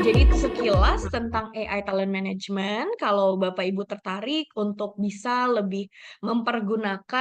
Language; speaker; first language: Indonesian; native; Indonesian